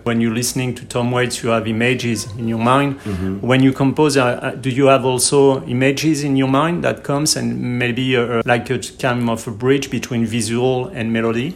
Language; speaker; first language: English; non-native, fluent; French